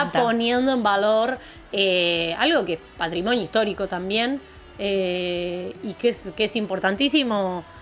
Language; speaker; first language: Spanish; native; Spanish